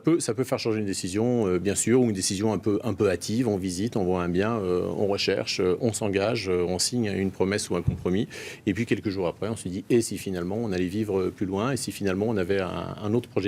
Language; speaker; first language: French; native; French